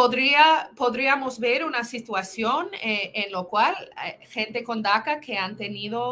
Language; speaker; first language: Spanish; non-native, fluent; English